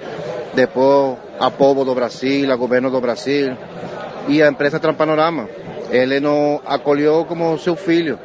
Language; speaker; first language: Portuguese; non-native, learner; Spanish